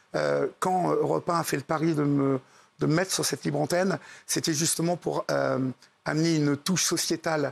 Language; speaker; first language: French; native; French